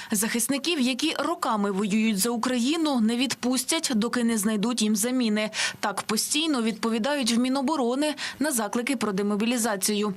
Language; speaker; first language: Ukrainian; native; Ukrainian